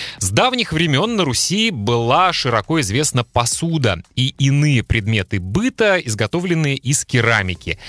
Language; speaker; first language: Russian; native; Russian